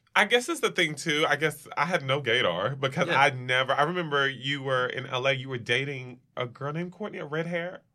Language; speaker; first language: English; native; English